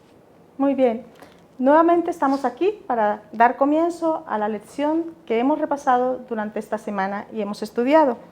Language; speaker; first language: Spanish; native; Spanish